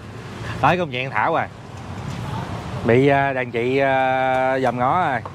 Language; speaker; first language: Vietnamese; native; Vietnamese